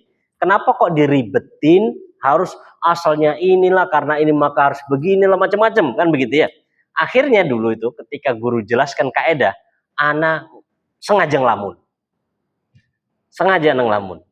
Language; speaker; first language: Indonesian; native; Indonesian